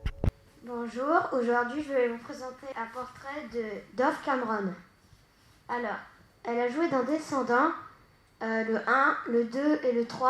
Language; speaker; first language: French; native; French